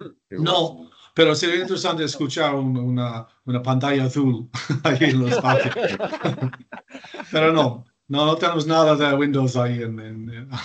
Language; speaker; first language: Spanish; non-native, fluent; English